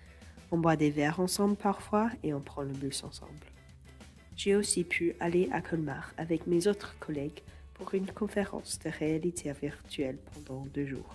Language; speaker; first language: French; non-native, fluent; English